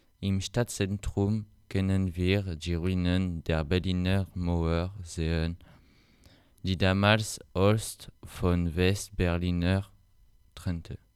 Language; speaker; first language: German; non-native, learner; French